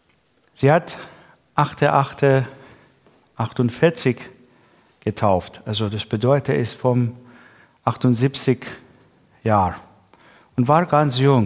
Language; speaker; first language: German; non-native, learner; Persian